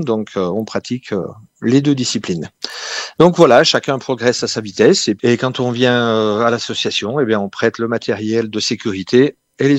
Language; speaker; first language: French; native; French